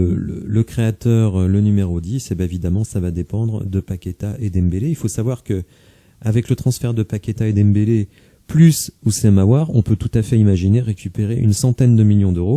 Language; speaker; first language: French; native; French